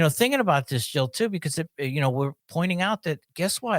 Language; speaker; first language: English; native; English